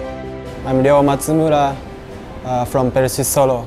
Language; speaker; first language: English; non-native, learner; Japanese